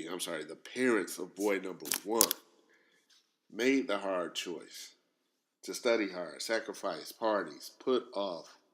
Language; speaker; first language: English; native; English